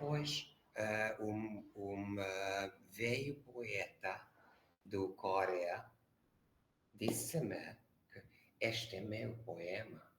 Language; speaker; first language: Portuguese; non-native, learner; Hungarian